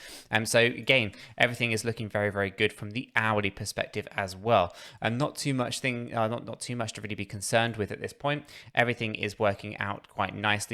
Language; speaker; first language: English; native; English